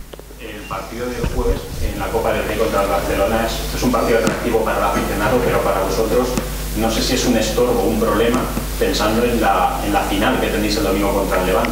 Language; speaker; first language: Spanish; native; Spanish